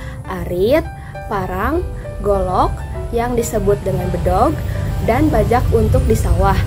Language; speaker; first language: Indonesian; native; Indonesian